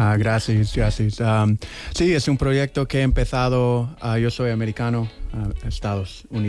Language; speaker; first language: Spanish; non-native, learner; English